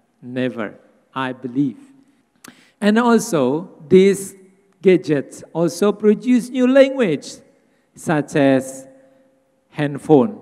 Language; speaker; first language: English; non-native, fluent; Indonesian